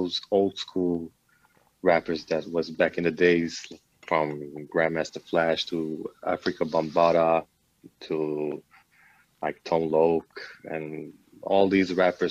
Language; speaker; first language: English; non-native, fluent; Swedish